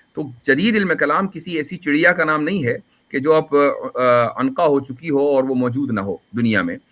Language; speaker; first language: Urdu; native; Urdu